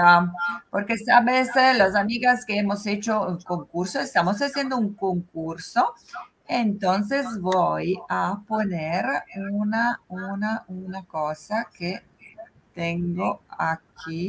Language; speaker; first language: Spanish; non-native, fluent; Italian